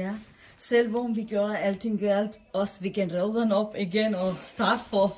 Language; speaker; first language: Danish; non-native, fluent; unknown